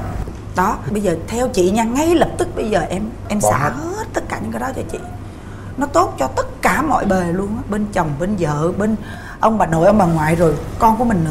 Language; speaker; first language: Vietnamese; native; Vietnamese